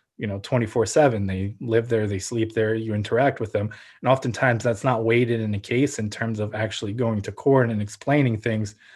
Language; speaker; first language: English; early bilingual, other home language; Ukrainian